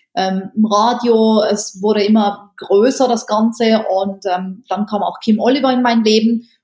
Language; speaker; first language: German; native; German